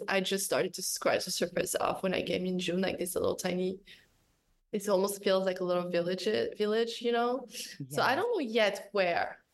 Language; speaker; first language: English; non-native, fluent; French